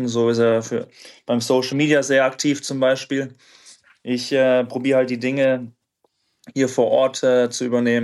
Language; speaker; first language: German; native; German